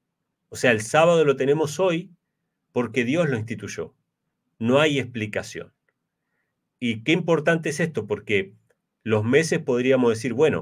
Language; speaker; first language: Spanish; native; Spanish